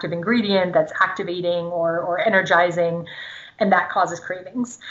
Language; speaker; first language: English; non-native, fluent; German